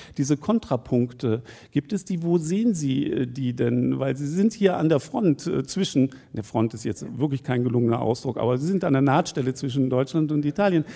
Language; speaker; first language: German; native; German